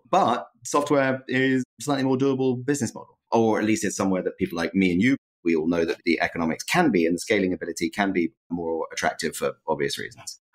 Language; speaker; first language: English; native; English